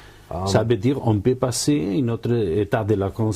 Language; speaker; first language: French; non-native, learner; Catalan